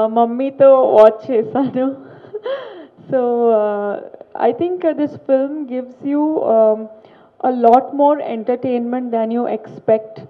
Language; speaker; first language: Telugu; non-native, learner; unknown